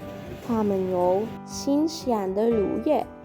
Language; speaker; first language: Chinese; non-native, learner; Sinhala